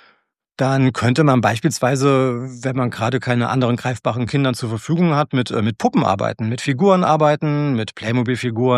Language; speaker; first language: German; native; German